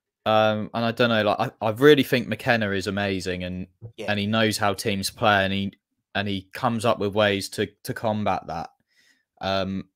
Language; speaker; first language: English; native; English